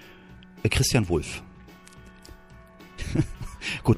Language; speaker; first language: German; native; German